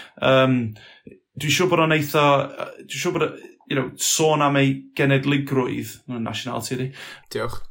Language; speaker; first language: Welsh; non-native, local second language; English